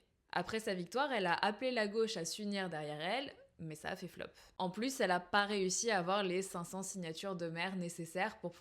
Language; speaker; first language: French; native; French